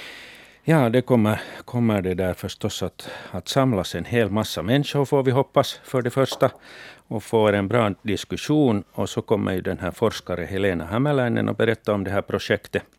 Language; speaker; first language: Swedish; native; Swedish